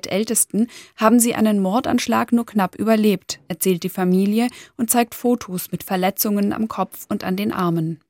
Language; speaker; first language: German; native; German